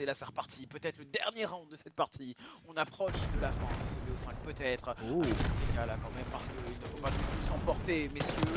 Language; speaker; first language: French; native; French